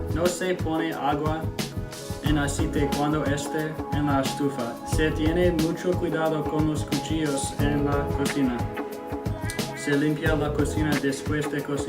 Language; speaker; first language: Spanish; non-native, learner; English